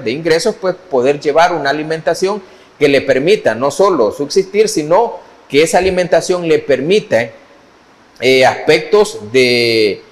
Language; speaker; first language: Spanish; native; Spanish